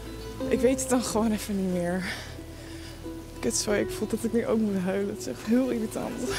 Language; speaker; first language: Dutch; native; Dutch